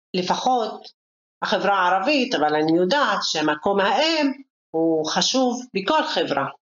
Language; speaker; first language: Hebrew; non-native, local second language; Arabic